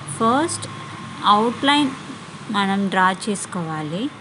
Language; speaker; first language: Telugu; non-native, learner; Tamil